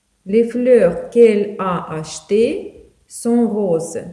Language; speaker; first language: French; non-native, fluent; Ukrainian